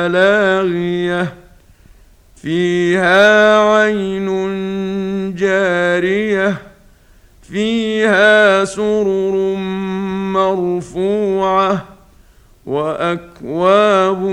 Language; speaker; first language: Arabic; native; Arabic